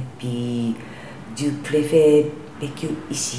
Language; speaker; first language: French; non-native, learner; Japanese